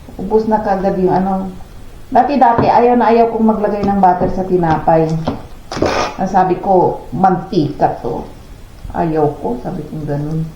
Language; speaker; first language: Filipino; non-native, local second language; Pangasinan